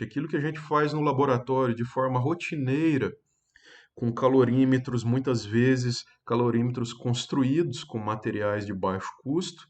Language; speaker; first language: Portuguese; native; Portuguese